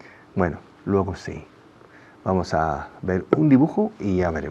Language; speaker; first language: Spanish; non-native, fluent; English